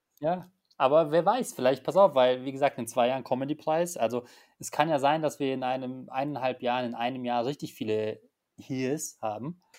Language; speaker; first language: German; early bilingual, other home language; Polish